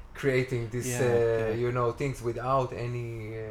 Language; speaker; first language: English; non-native, fluent; Hebrew